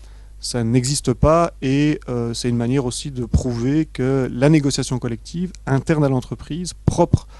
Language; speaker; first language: French; native; French